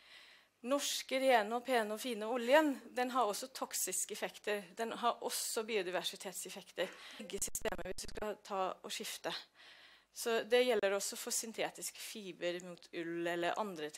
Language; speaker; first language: Norwegian; non-native, fluent; English